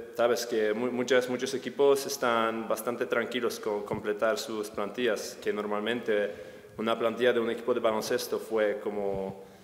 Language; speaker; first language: Spanish; non-native, fluent; Polish